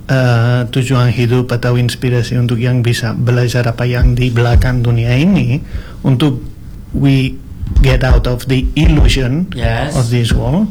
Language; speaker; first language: Indonesian; non-native, learner; Spanish